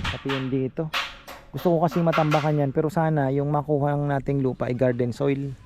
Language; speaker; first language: Filipino; native; Filipino